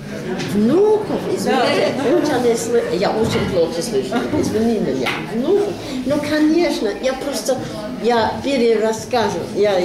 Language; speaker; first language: Russian; non-native, learner; English